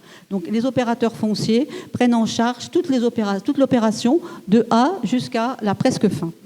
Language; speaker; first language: French; native; French